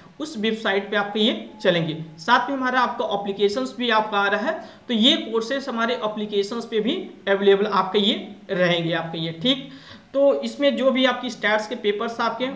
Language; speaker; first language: Hindi; native; Hindi